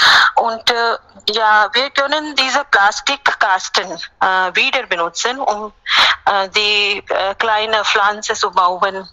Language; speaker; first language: German; non-native, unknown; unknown